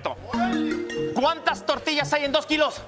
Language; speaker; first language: Spanish; native; Spanish